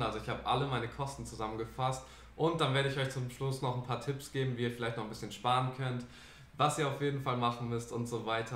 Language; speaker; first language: German; native; German